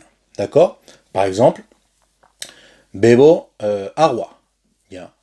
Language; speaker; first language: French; non-native, fluent; Spanish